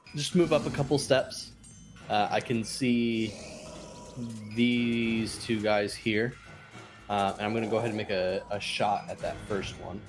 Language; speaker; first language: English; native; English